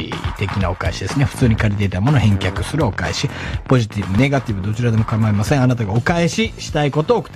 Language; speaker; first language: Japanese; native; Japanese